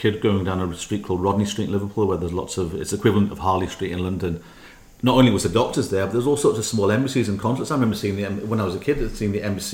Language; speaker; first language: English; native; English